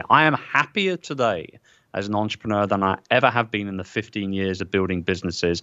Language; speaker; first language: English; native; English